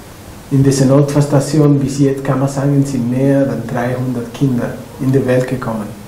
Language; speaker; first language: German; non-native, fluent; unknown